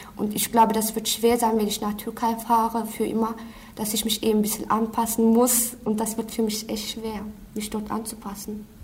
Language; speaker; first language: German; early bilingual, other home language; Turkish